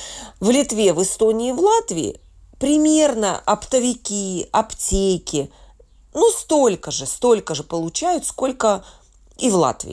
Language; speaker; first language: Russian; native; Russian